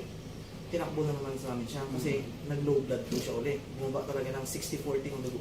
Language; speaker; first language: Filipino; native; Filipino